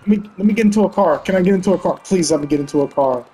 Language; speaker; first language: English; native; English